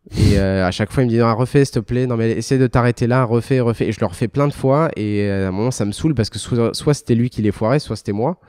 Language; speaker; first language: French; early bilingual, other home language; Arabic